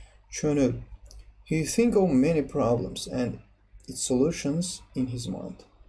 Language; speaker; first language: English; non-native, fluent; Azerbaijani